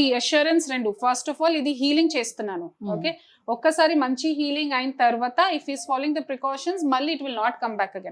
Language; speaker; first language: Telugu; non-native, fluent; Hindi